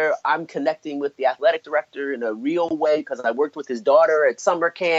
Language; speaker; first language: English; native; English